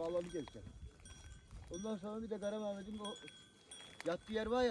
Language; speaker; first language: Turkish; native; Turkish